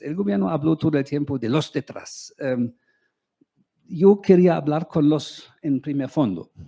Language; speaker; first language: Spanish; non-native, fluent; German